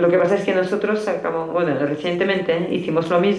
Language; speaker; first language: Spanish; native; Spanish